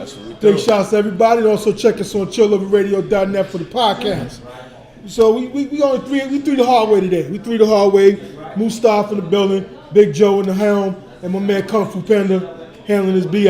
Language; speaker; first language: English; native; English